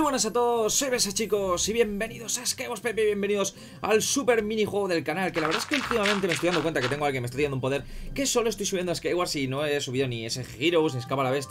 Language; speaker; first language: Spanish; native; Spanish